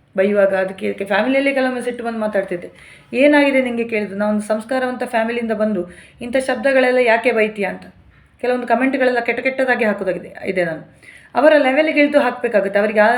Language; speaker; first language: Kannada; native; Kannada